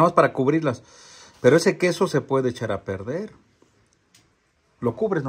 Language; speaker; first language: Spanish; native; Spanish